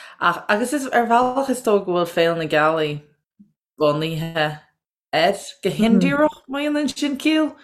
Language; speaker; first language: Irish; non-native, local second language; English